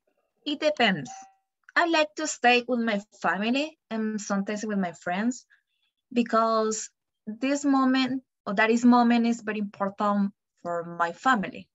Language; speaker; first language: English; non-native, learner; Spanish